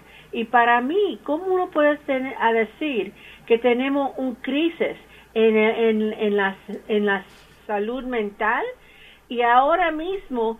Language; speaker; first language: Spanish; early bilingual, heritage; English